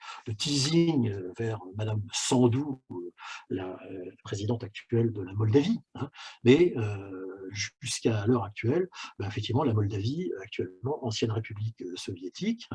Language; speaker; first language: French; native; French